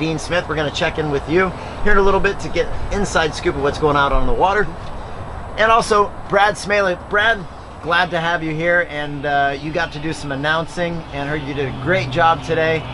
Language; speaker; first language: English; native; English